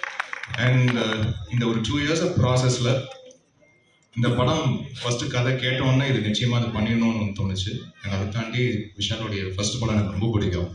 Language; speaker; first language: Tamil; native; Tamil